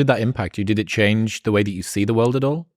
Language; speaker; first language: English; native; English